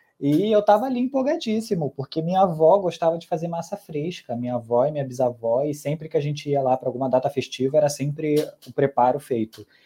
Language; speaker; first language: Portuguese; early bilingual, other home language; Spanish